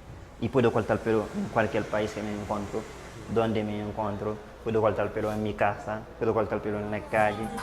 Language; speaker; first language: Spanish; non-native, learner; Haitian Creole